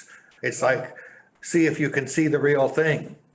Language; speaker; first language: English; native; English